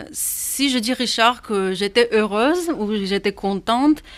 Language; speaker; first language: French; non-native, fluent; Armenian